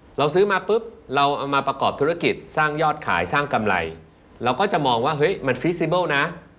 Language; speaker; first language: Thai; native; Thai